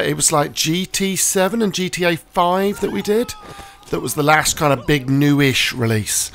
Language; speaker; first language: English; native; English